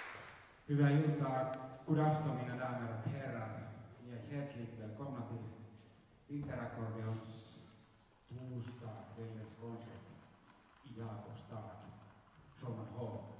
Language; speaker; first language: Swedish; non-native, local second language; Finnish